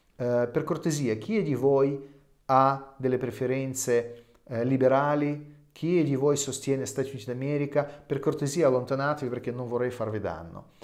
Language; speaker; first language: Italian; non-native, fluent; Russian